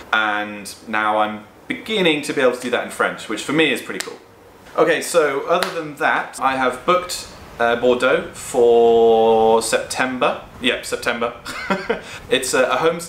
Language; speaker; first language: English; native; English